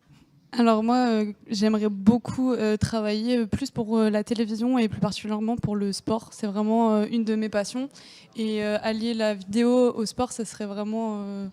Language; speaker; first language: French; native; French